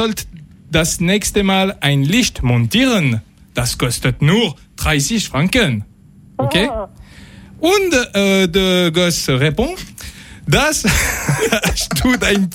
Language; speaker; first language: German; non-native, learner; French